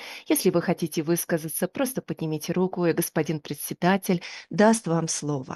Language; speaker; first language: Russian; native; Russian